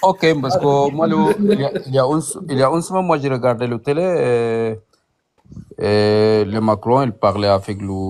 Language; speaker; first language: French; non-native, learner; Arabic